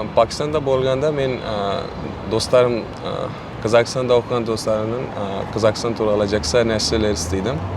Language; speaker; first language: Kazakh; non-native, fluent; Urdu